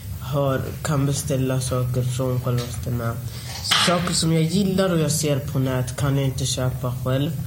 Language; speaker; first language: Swedish; early bilingual, other home language; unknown